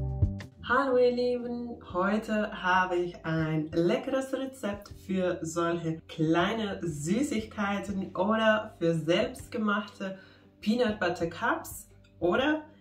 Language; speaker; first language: German; non-native, fluent; Finnish